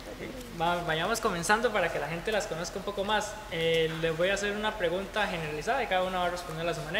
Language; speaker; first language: Spanish; native; Spanish